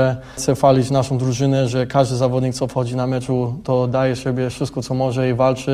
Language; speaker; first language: Polish; early bilingual, heritage; English